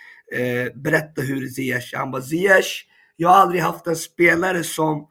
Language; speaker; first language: Swedish; early bilingual, other home language; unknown